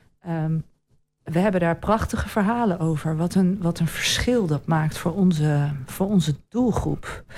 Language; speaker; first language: Dutch; native; Dutch